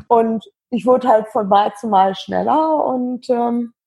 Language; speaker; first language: German; native; German